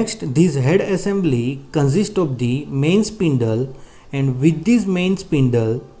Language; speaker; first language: English; non-native, local second language; Gujarati